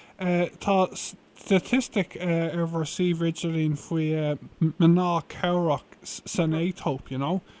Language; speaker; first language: Irish; non-native, local second language; English